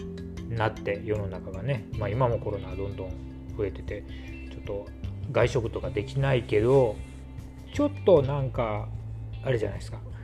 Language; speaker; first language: Japanese; native; Japanese